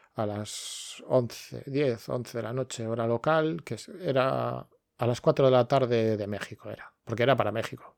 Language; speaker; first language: Spanish; non-native, local second language; Galician